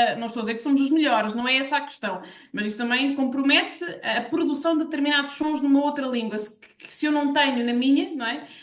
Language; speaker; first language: Portuguese; native; Portuguese